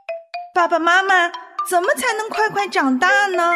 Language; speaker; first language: Chinese; native; Chinese